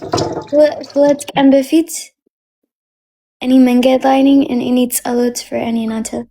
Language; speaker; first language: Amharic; non-native, learner; English